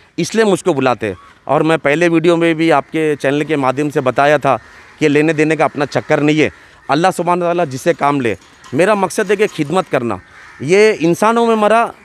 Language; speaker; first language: Hindi; native; Hindi